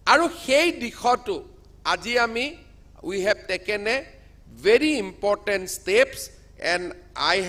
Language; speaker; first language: English; non-native, local second language; Assamese